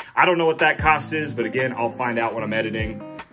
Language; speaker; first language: English; native; English